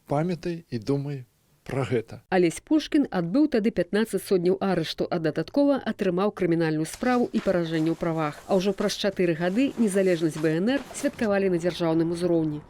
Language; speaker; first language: Belarusian; native; Belarusian